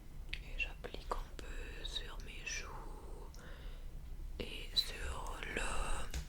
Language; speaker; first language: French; non-native, fluent; English